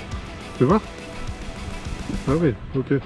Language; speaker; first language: French; native; French